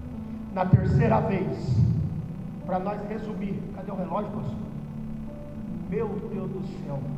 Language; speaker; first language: Portuguese; native; Portuguese